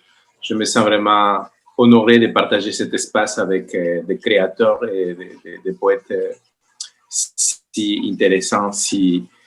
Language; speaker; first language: French; non-native, fluent; Spanish